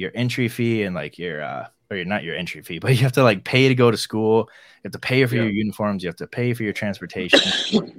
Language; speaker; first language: English; native; English